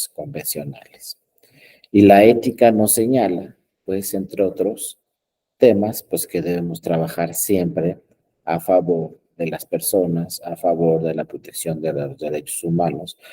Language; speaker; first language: Spanish; native; Spanish